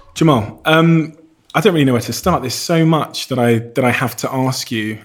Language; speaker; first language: English; native; English